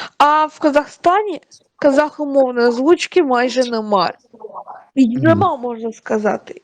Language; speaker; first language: Ukrainian; non-native, fluent; Russian